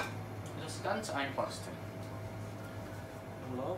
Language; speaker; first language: German; non-native, learner; Korean